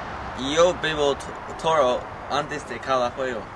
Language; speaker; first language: Spanish; non-native, learner; English